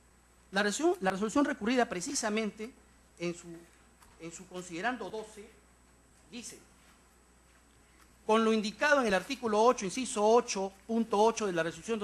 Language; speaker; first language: Spanish; native; Spanish